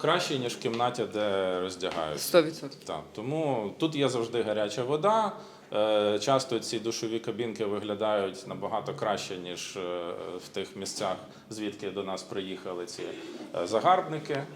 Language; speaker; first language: Ukrainian; native; Ukrainian